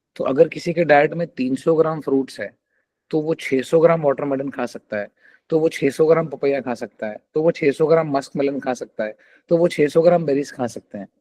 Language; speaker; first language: Hindi; non-native, local second language; Telugu